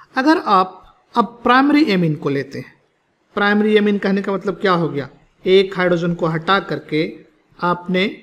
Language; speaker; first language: Hindi; native; Hindi